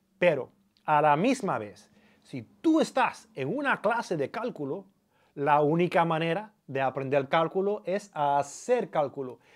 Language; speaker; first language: Spanish; non-native, fluent; English